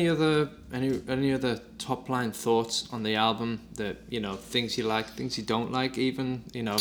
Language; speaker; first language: English; native; English